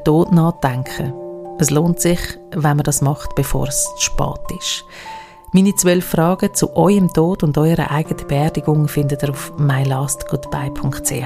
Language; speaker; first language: German; native; German